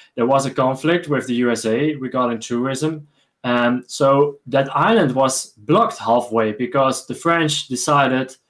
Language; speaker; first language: English; non-native, fluent; Dutch